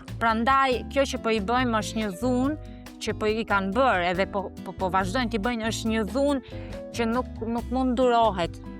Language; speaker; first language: Albanian; early bilingual, heritage; Albanian